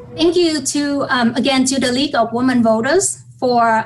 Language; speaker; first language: English; non-native, fluent; Vietnamese